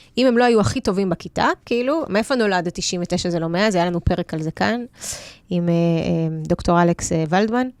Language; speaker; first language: Hebrew; early bilingual, other home language; Russian